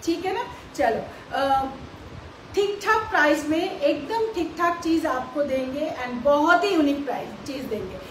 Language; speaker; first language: Hindi; non-native, local second language; Bangla